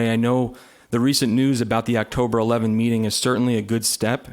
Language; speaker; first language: English; native; English